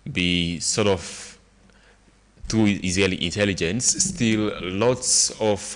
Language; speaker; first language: English; non-native, local second language; Krio